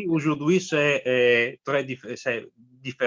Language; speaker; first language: French; non-native, fluent; Italian